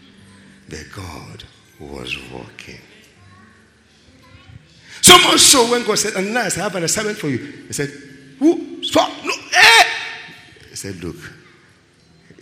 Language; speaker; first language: English; non-native, local second language; Yoruba